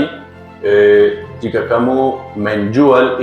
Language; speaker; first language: Indonesian; non-native, learner; Spanish